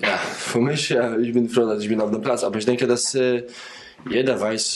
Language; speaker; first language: German; non-native, fluent; Polish